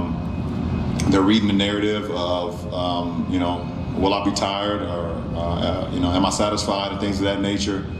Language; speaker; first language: English; native; English